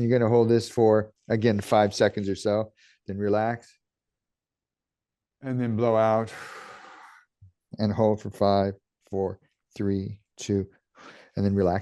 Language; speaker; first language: English; native; English